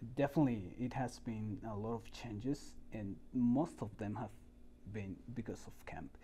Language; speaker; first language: English; non-native, fluent; Spanish